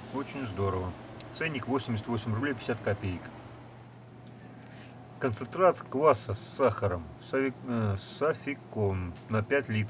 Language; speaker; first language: Russian; native; Russian